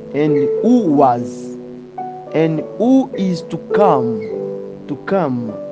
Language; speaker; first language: English; non-native, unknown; Lingala